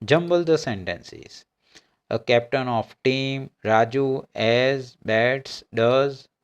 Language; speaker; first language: English; non-native, local second language; Gujarati